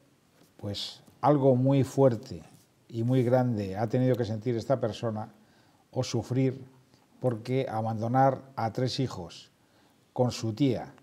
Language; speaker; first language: Spanish; native; Spanish